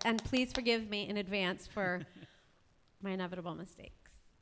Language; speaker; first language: English; native; English